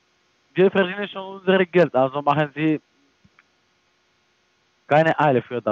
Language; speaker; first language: German; non-native, fluent; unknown